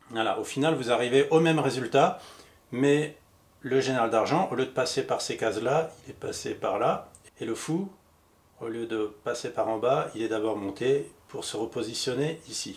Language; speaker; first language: French; native; French